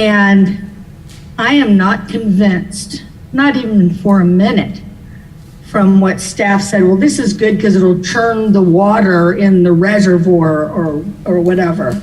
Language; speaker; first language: English; native; English